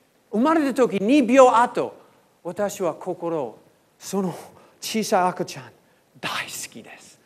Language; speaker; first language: Japanese; non-native, learner; English